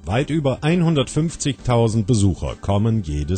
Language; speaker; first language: German; native; German